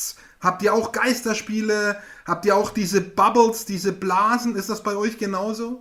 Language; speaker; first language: German; native; German